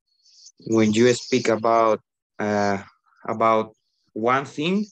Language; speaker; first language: English; non-native, learner; Spanish